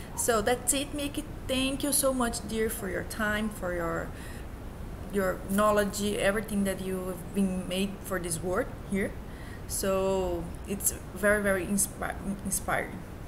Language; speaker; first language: English; non-native, fluent; Portuguese